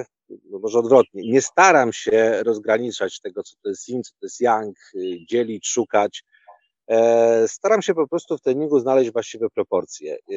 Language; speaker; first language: Polish; native; Polish